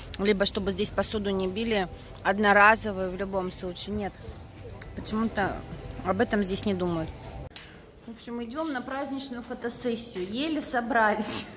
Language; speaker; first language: Russian; native; Russian